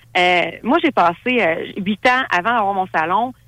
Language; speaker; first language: French; native; French